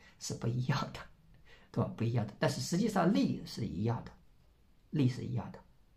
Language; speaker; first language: Chinese; native; Chinese